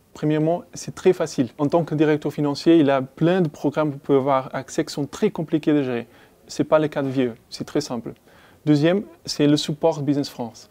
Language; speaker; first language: French; non-native, fluent; Portuguese